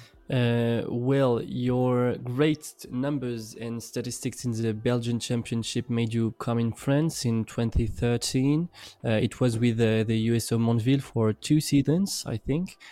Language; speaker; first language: English; non-native, fluent; French